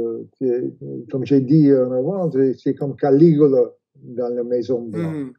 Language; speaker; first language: French; non-native, fluent; English